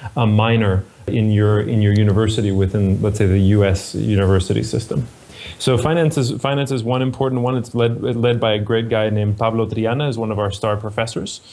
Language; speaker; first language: English; native; English